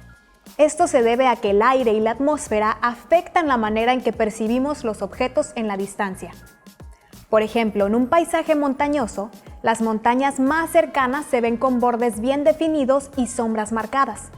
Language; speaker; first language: Spanish; native; Spanish